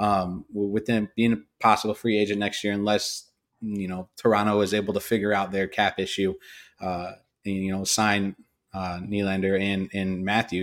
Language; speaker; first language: English; native; English